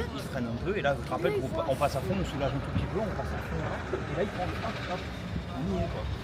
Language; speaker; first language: French; native; French